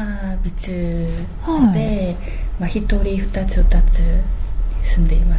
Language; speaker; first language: Japanese; non-native, learner; Korean